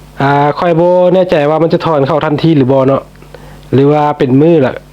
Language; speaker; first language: Thai; non-native, local second language; Lao